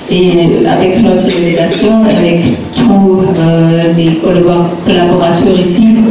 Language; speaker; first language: French; non-native, fluent; German